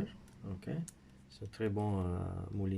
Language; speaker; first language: French; non-native, fluent; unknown